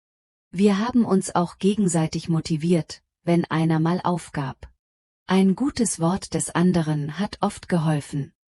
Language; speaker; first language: German; non-native, fluent; Polish